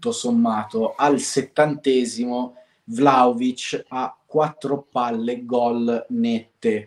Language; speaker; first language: Italian; native; Italian